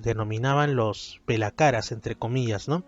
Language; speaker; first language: Spanish; native; Spanish